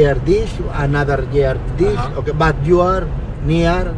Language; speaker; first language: English; non-native, learner; Spanish